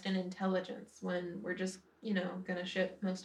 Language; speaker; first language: English; native; English